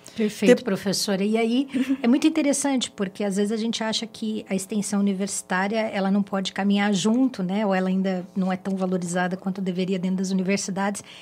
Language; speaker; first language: Portuguese; native; Portuguese